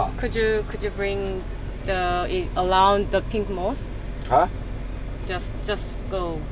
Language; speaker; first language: English; non-native, learner; Korean